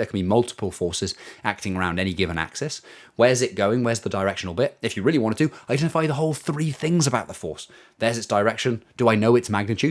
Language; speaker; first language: English; native; English